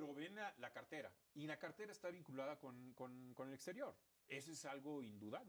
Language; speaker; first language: Spanish; native; Spanish